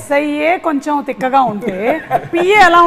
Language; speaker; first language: Telugu; native; Telugu